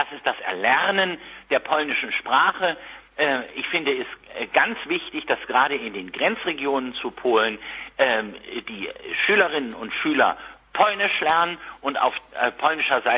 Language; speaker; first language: German; native; German